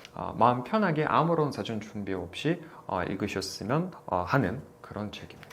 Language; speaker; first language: Korean; non-native, fluent; Russian